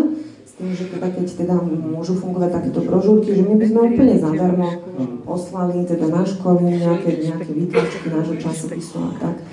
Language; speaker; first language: Slovak; native; Slovak